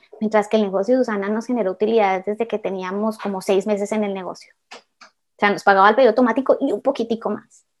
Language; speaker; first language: Spanish; native; Spanish